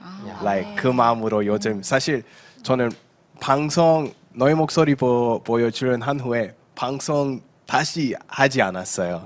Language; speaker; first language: Korean; early bilingual, heritage; Korean